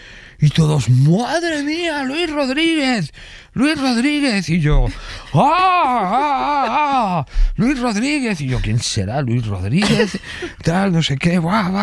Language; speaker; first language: Spanish; native; Spanish